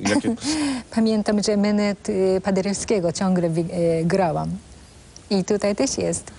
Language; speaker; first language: Polish; non-native, fluent; Japanese